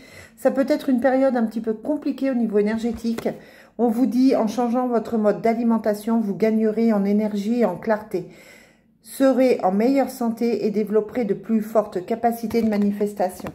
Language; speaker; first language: French; native; French